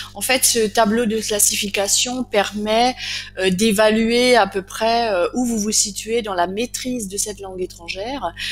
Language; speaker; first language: French; native; French